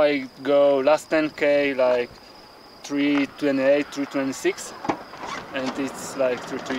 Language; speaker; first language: English; non-native, learner; Polish